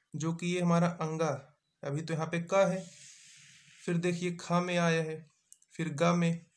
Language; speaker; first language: Hindi; native; Hindi